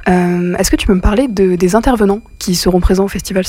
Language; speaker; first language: French; native; French